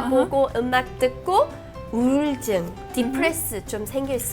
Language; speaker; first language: Korean; non-native, fluent; English